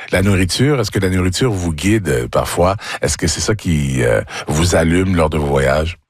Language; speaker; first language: French; native; French